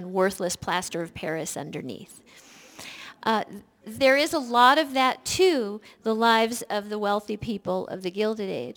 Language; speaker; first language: English; native; English